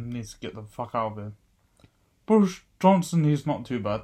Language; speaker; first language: English; native; English